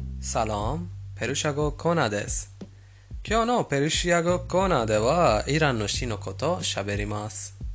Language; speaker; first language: Japanese; non-native, fluent; Persian